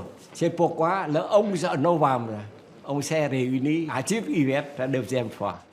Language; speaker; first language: French; non-native, fluent; Vietnamese